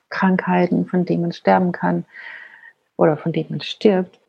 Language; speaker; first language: German; non-native, fluent; Danish